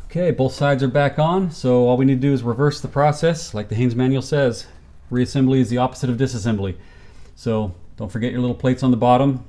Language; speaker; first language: English; native; English